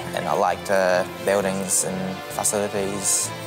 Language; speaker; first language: English; non-native, fluent; Japanese